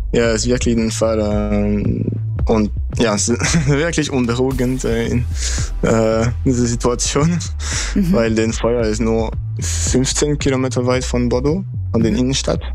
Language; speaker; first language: German; non-native, fluent; French